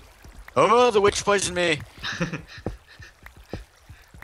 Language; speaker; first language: English; native; English